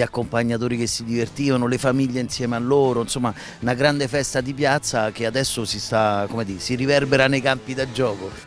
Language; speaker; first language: Italian; native; Italian